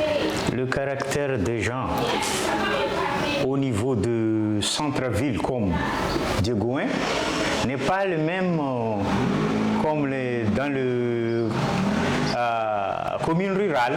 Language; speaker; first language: French; non-native, local second language; Malagasy